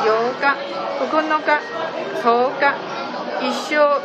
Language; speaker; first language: Japanese; non-native, learner; Chinese